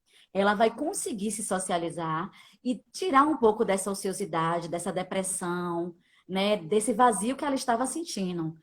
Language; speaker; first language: Portuguese; native; Portuguese